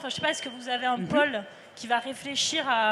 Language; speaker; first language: French; native; French